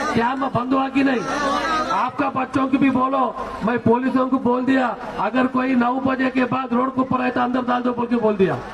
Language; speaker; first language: Hindi; non-native, local second language; Telugu